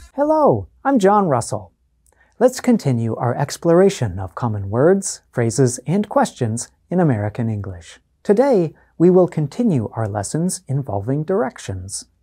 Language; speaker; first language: English; native; English